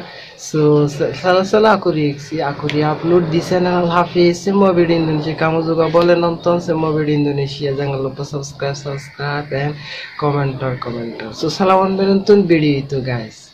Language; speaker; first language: Indonesian; non-native, learner; Bangla